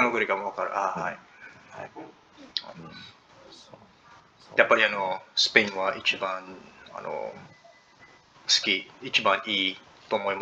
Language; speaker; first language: Japanese; non-native, learner; English